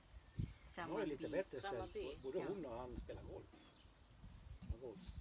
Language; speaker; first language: Swedish; non-native, learner; Thai